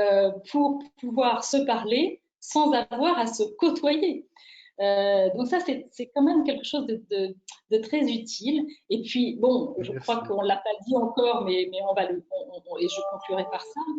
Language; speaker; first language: French; native; French